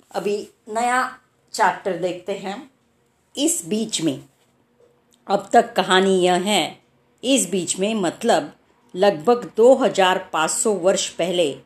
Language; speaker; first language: Hindi; non-native, local second language; Marathi